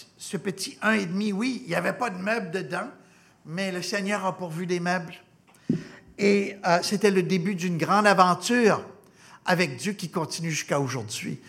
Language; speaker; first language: French; native; French